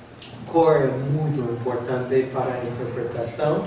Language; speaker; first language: Portuguese; non-native, fluent; English